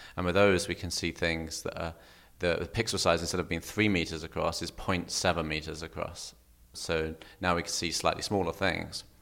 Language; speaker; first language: English; native; English